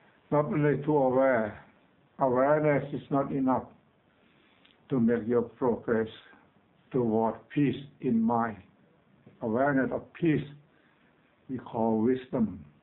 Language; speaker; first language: English; non-native, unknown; Thai